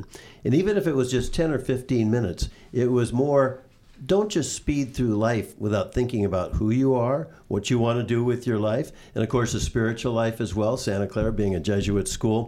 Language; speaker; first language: English; native; English